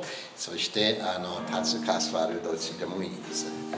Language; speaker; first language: Japanese; non-native, learner; English